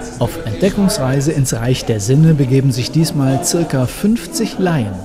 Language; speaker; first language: German; native; German